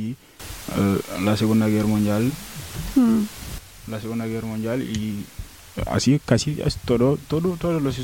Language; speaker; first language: Spanish; non-native, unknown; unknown